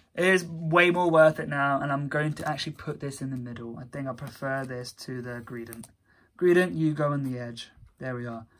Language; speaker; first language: English; native; English